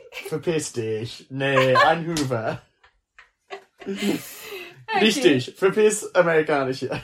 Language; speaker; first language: German; non-native, learner; English